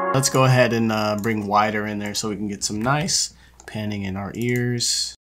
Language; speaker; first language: English; native; English